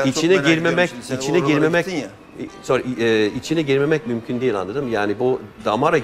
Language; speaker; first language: Turkish; non-native, fluent; English